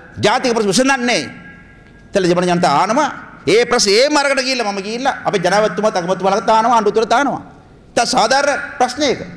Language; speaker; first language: Sinhala; non-native, local second language; Tamil